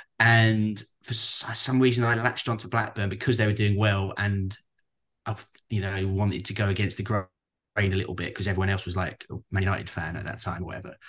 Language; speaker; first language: English; native; English